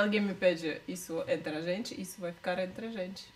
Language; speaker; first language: Portuguese; non-native, learner; Russian